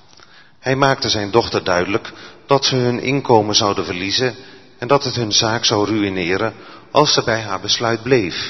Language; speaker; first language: Dutch; native; Dutch